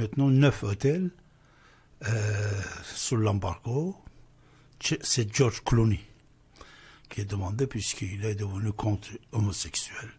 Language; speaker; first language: French; non-native, fluent; Persian